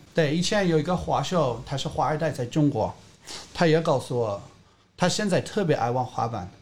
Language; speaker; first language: Chinese; non-native, fluent; English